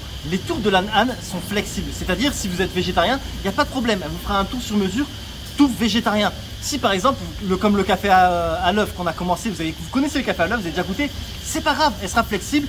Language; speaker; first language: French; native; French